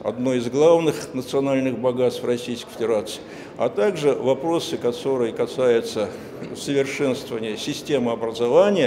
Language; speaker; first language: Russian; native; Russian